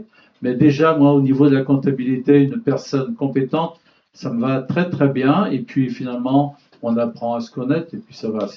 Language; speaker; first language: French; native; French